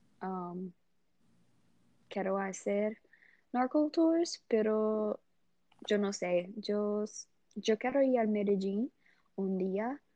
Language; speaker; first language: Spanish; non-native, learner; English